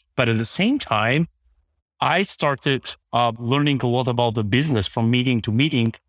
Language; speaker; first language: English; non-native, fluent; Bulgarian